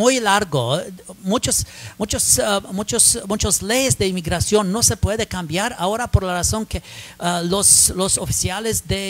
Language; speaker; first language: Spanish; non-native, learner; English